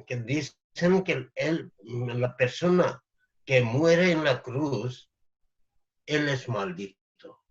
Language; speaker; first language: Spanish; non-native, learner; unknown